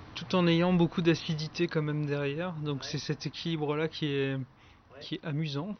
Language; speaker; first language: French; native; French